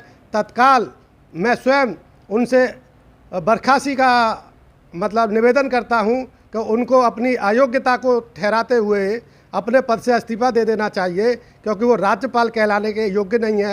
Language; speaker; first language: Hindi; native; Hindi